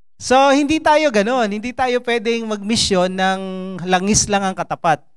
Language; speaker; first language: Filipino; non-native, local second language; Cebuano